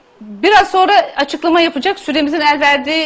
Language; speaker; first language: Turkish; native; Turkish